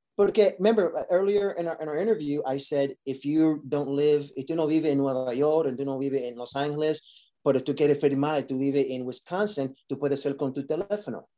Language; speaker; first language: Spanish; early bilingual, heritage; Spanish